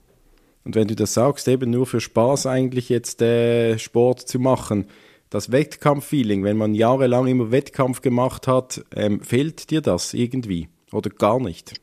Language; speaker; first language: German; native; German